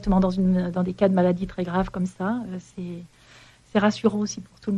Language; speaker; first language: French; native; French